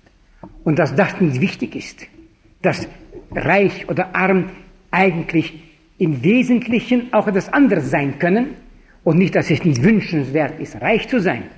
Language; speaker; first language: German; non-native, fluent; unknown